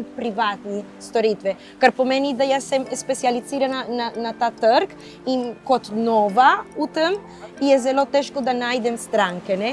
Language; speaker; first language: Slovenian; non-native, fluent; Spanish